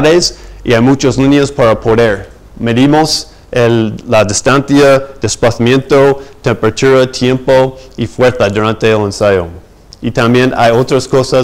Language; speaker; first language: Spanish; non-native, fluent; English